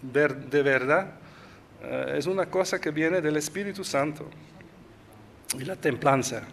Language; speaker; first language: Spanish; non-native, fluent; Dutch